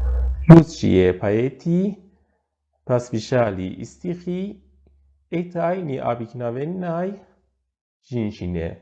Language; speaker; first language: Russian; non-native, fluent; Persian